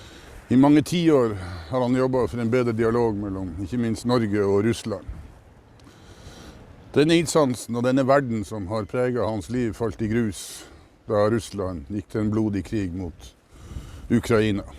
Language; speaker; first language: Norwegian; native; Norwegian